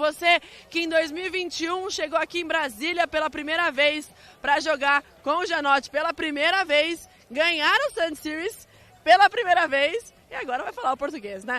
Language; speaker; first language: Portuguese; native; Portuguese